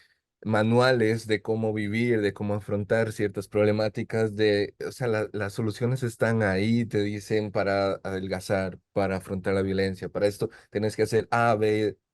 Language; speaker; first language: Spanish; native; Spanish